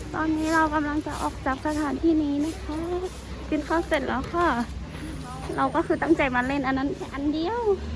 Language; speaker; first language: Thai; native; Thai